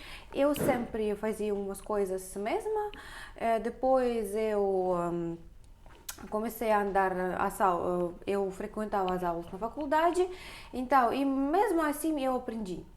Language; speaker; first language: Portuguese; non-native, fluent; Russian